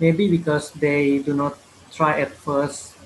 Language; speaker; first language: English; non-native, learner; Malay